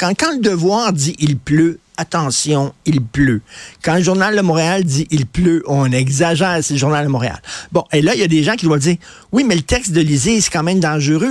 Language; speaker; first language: French; native; French